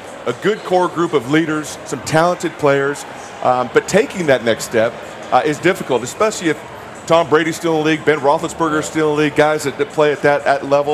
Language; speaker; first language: English; native; English